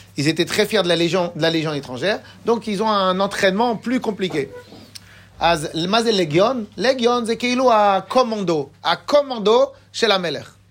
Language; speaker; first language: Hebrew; non-native, fluent; French